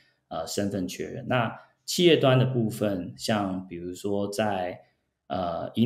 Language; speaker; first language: Chinese; early bilingual, heritage; Chinese